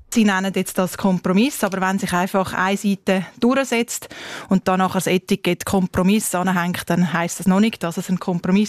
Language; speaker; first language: German; native; German